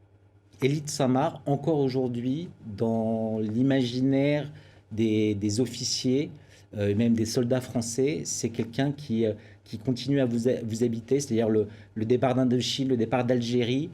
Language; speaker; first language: French; native; French